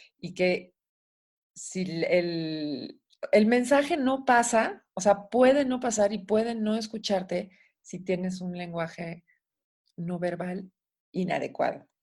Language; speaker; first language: Spanish; non-native, fluent; French